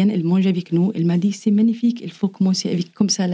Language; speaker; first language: French; non-native, learner; Arabic